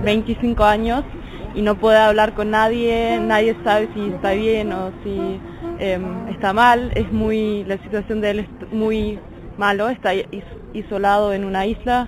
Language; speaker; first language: Spanish; non-native, learner; German